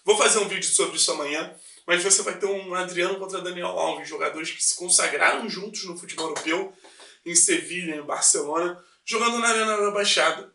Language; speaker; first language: Portuguese; native; Portuguese